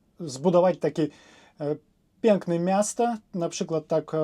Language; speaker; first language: Polish; non-native, fluent; Russian